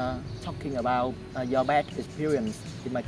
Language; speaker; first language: English; non-native, learner; Vietnamese